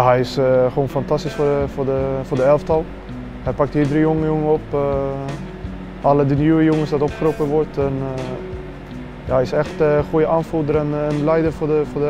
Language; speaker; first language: Dutch; non-native, fluent; Swedish